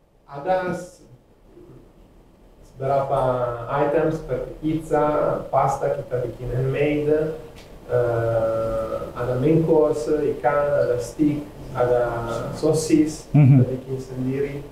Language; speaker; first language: Indonesian; non-native, fluent; Italian